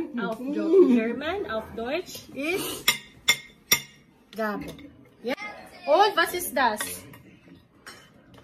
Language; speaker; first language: German; non-native, learner; Filipino